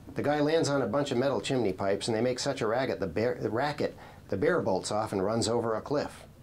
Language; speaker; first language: English; native; English